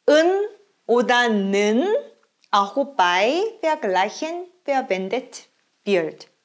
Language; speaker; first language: German; non-native, fluent; Korean